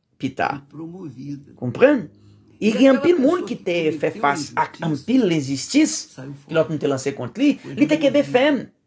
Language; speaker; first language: Haitian Creole; non-native, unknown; Portuguese